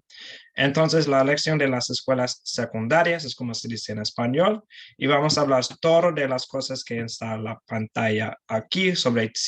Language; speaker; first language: Spanish; non-native, learner; English